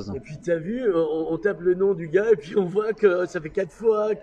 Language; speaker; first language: French; native; French